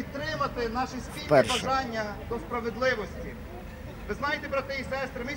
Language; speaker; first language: Ukrainian; native; Ukrainian